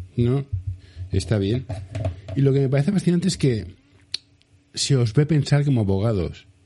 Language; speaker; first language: Spanish; native; Spanish